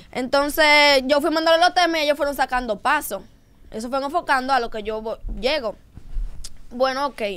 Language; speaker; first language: Spanish; native; Spanish